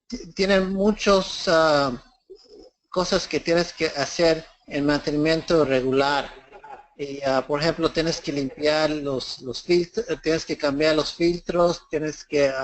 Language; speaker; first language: Spanish; early bilingual, heritage; English